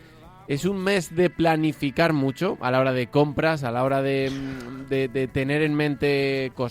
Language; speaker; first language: Spanish; native; Spanish